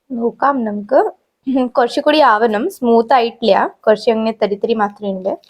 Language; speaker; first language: Malayalam; non-native, local second language; Hindi